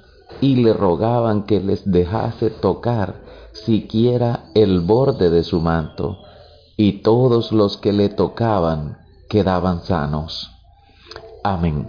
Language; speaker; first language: Spanish; native; Spanish